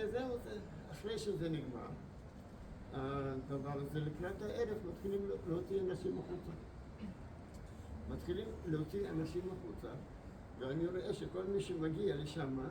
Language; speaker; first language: Hebrew; non-native, fluent; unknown